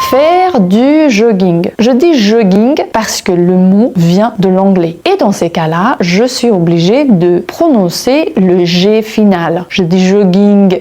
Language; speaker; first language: French; non-native, fluent; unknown